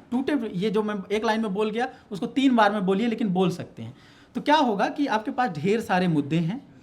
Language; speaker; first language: Hindi; native; Hindi